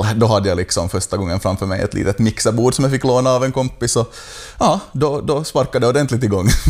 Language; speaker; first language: Swedish; native; Swedish